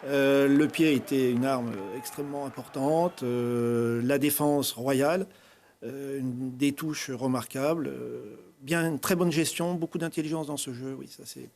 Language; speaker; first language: French; native; French